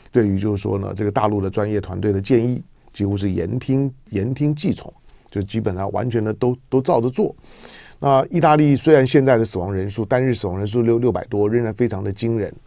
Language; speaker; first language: Chinese; native; Chinese